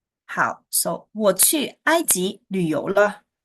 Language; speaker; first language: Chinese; non-native, fluent; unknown